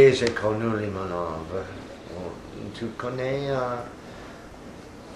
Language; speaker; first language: French; non-native, fluent; English